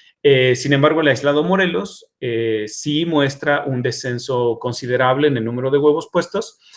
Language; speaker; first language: Spanish; native; Spanish